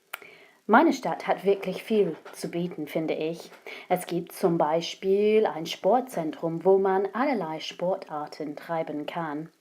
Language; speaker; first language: German; non-native, fluent; English